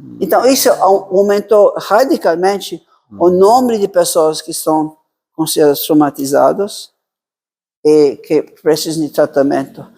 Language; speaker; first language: Portuguese; non-native, fluent; Italian